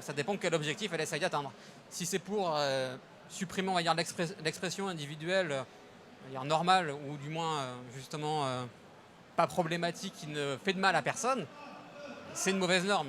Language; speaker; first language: French; native; French